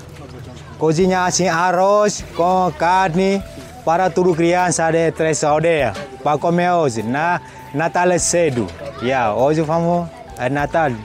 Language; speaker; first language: Portuguese; non-native, learner; Vietnamese